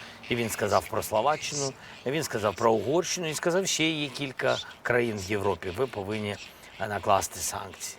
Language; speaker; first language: Ukrainian; non-native, local second language; Russian